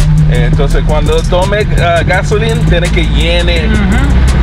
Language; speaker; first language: Spanish; non-native, learner; English